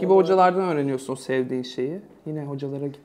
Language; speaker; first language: Turkish; native; Turkish